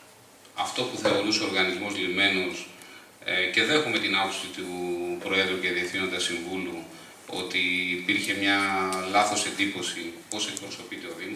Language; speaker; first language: Greek; native; Greek